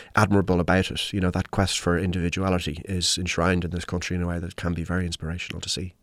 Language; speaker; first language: English; native; English